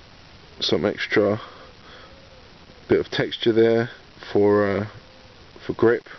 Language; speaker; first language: English; native; English